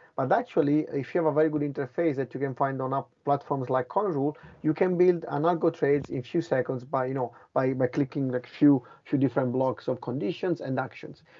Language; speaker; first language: English; non-native, fluent; Italian